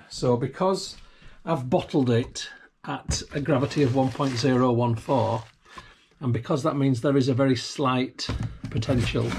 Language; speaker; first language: English; native; English